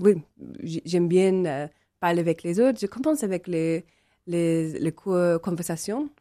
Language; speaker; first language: French; non-native, learner; English